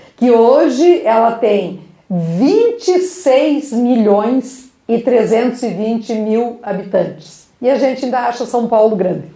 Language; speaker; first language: Portuguese; native; Portuguese